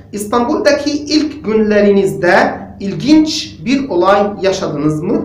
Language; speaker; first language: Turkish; non-native, fluent; Arabic